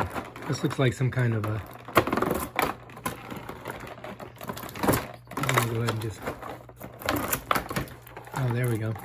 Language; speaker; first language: English; native; English